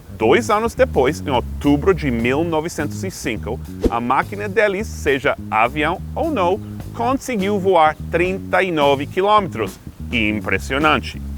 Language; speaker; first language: Portuguese; non-native, fluent; English